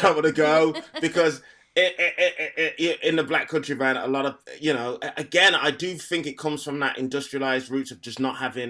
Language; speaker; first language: English; native; English